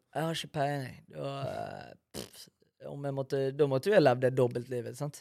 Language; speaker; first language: Norwegian; early bilingual, other home language; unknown